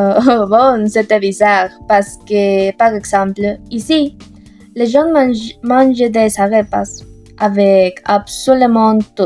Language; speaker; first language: French; non-native, learner; Spanish